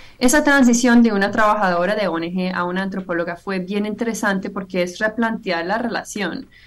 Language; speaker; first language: Spanish; non-native, fluent; English